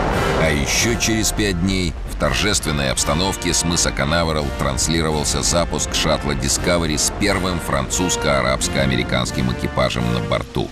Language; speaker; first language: Russian; native; Russian